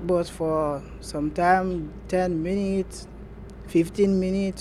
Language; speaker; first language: English; non-native, learner; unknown